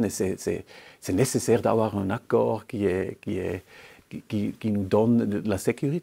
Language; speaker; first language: French; non-native, local second language; German